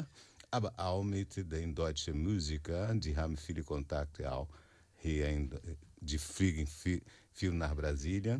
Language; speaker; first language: German; non-native, learner; Portuguese